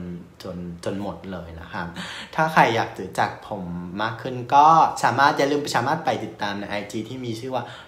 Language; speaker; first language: Thai; non-native, fluent; Vietnamese